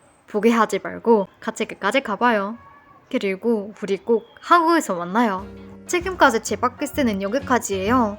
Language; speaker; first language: Korean; non-native, fluent; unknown